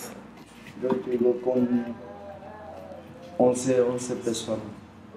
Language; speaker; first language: Spanish; non-native, learner; Arabic